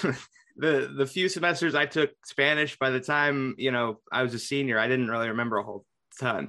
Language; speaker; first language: English; native; English